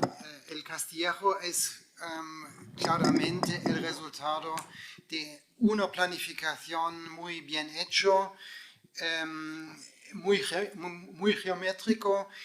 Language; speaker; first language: Spanish; non-native, fluent; German